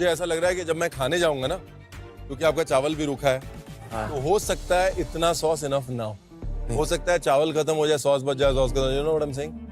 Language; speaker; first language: Hindi; native; Hindi